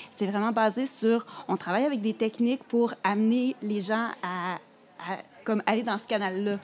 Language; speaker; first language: French; native; French